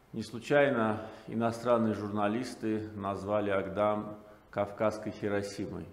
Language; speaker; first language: Russian; non-native, local second language; Azerbaijani